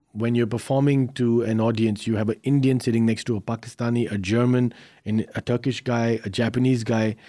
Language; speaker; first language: English; early bilingual, heritage; Arabic